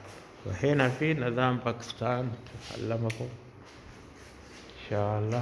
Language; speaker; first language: Arabic; non-native, learner; Urdu